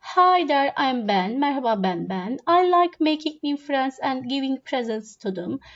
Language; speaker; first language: English; non-native, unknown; Turkish